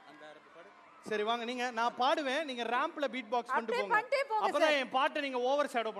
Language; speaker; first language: Tamil; native; Tamil